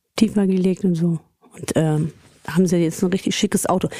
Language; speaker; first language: German; early bilingual, other home language; Greek